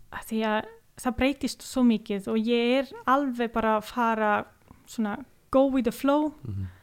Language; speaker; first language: Icelandic; non-native, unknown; Italian